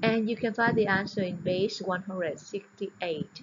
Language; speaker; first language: English; non-native, fluent; Vietnamese